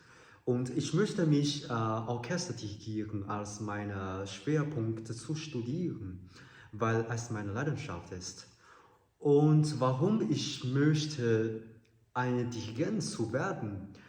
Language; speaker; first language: German; non-native, learner; Chinese